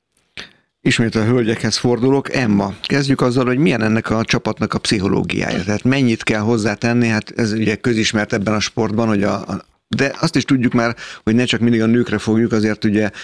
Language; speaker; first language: Hungarian; native; Hungarian